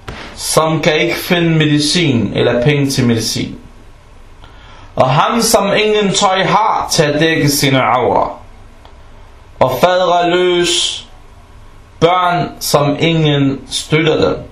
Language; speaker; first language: Danish; non-native, fluent; Arabic